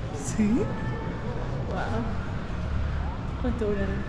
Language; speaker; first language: Spanish; native; Spanish